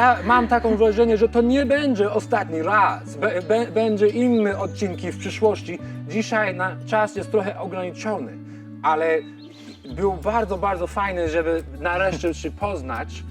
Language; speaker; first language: Polish; non-native, learner; English